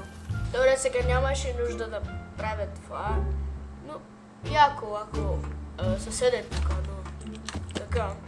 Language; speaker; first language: Bulgarian; early bilingual, heritage; Bulgarian